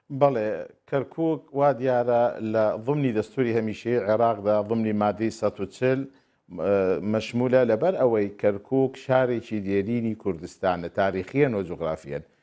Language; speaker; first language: Central Kurdish; non-native, local second language; Turkish